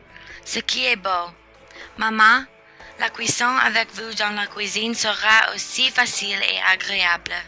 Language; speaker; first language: French; non-native, learner; English